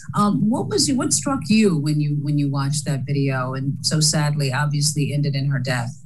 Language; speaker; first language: English; native; English